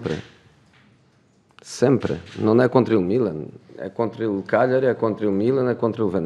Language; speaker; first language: Italian; non-native, fluent; Portuguese